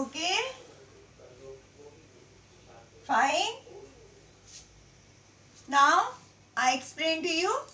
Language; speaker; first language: English; non-native, local second language; Hindi